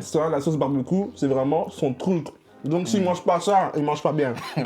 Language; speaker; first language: French; native; French